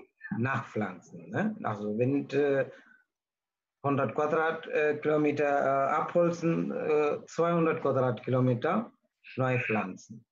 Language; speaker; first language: German; non-native, learner; Tamil